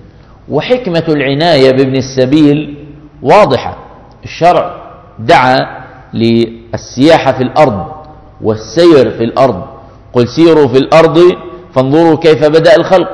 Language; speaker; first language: Arabic; native; Arabic